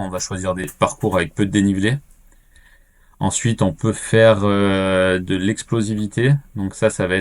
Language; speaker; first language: French; native; French